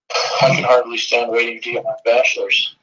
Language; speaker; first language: English; native; English